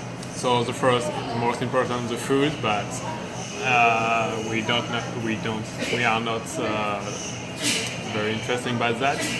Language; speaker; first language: English; non-native, learner; French